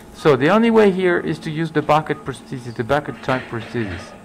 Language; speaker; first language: English; non-native, fluent; French